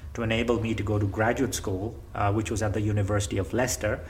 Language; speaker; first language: English; non-native, local second language; Gujarati